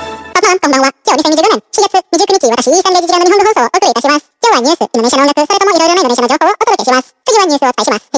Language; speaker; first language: Japanese; non-native, fluent; Indonesian